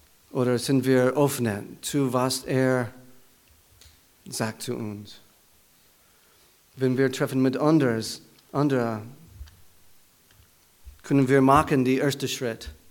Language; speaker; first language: German; non-native, learner; English